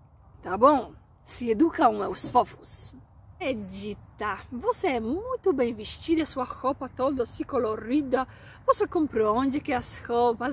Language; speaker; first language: Portuguese; non-native, fluent; Polish